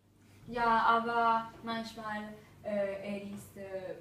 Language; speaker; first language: German; non-native, learner; Italian